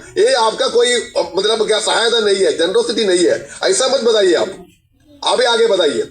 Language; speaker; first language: Hindi; non-native, local second language; Malayalam